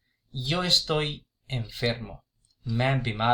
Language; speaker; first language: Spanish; non-native, fluent; Urdu